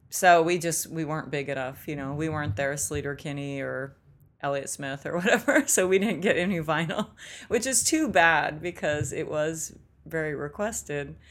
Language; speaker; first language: English; native; English